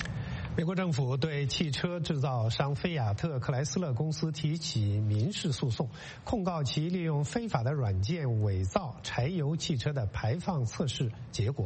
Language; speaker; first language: Chinese; native; Chinese